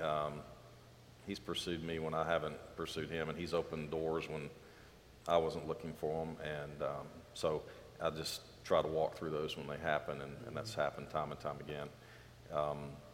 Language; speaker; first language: English; native; English